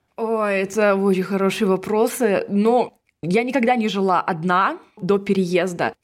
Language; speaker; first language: Russian; native; Russian